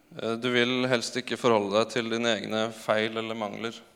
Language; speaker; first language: Norwegian; native; Norwegian